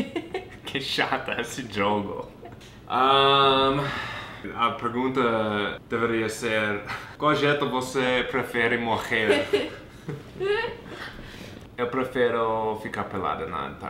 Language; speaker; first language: Portuguese; non-native, fluent; English